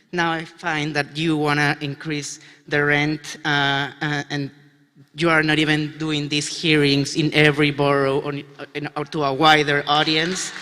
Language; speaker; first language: English; non-native, fluent; Spanish